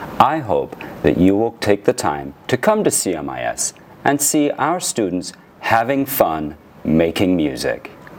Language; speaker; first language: English; native; English